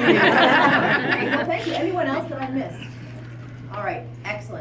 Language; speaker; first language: English; native; English